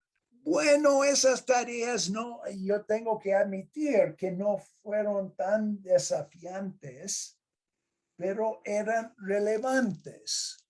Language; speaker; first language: Spanish; non-native, fluent; English